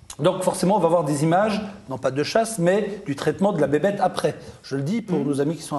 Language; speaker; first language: French; native; French